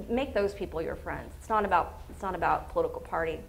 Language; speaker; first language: English; native; English